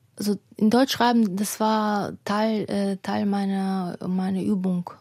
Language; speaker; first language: German; non-native, fluent; Russian